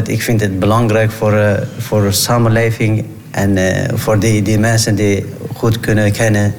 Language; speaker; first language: Dutch; non-native, learner; Turkish